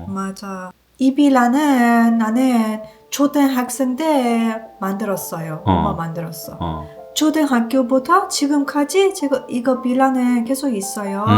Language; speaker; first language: Korean; non-native, learner; Persian